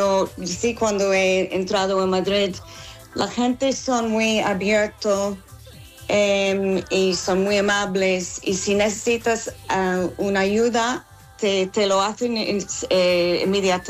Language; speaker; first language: Spanish; non-native, fluent; English